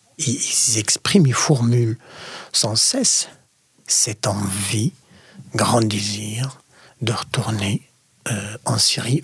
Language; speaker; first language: French; non-native, fluent; Arabic